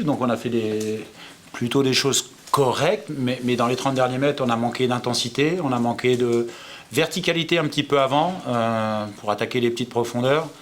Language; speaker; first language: French; native; French